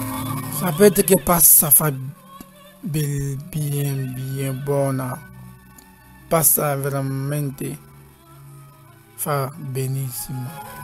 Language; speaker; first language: Italian; non-native, learner; Dyula